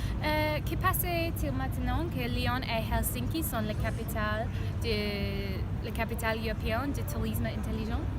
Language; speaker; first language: French; non-native, learner; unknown